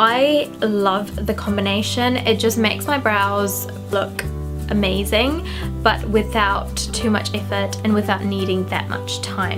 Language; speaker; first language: English; non-native, local second language; Sinhala